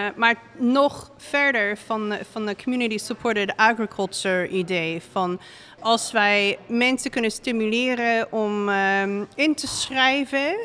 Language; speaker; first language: Dutch; non-native, fluent; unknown